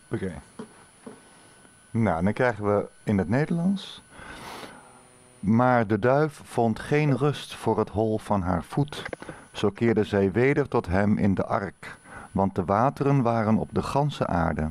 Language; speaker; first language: Dutch; native; Dutch